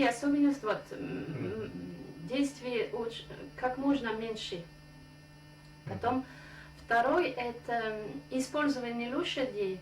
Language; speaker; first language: Russian; non-native, fluent; French